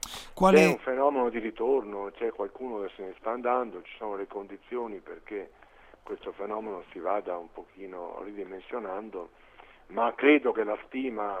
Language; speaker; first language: Italian; native; Italian